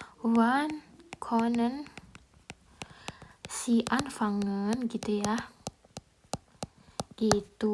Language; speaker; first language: German; non-native, learner; Indonesian